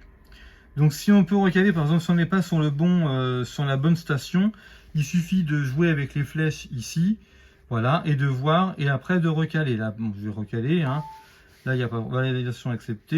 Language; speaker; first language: French; native; French